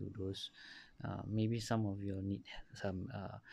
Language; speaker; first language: English; non-native, local second language; Malay